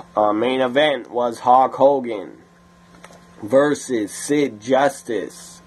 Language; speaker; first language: English; native; English